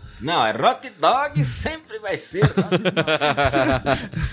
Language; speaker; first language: Portuguese; native; Portuguese